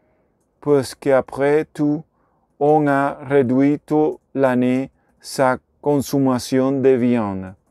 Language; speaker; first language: French; non-native, learner; Spanish